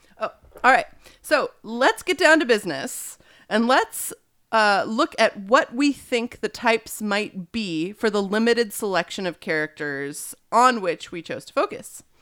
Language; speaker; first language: English; native; English